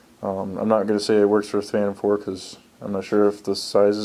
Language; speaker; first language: English; native; English